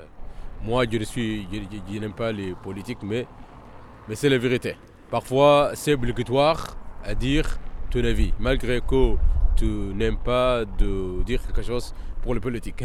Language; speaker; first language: French; non-native, fluent; Arabic